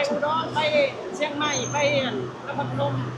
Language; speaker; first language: Thai; non-native, local second language; Lao